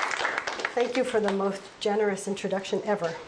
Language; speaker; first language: English; native; English